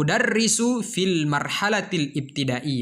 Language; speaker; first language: Arabic; non-native, fluent; Indonesian